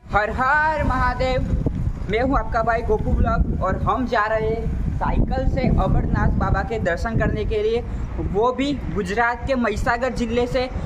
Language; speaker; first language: Hindi; non-native, local second language; Gujarati